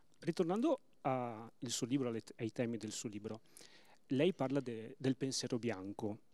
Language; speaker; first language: Italian; native; Italian